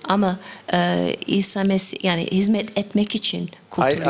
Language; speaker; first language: Turkish; non-native, fluent; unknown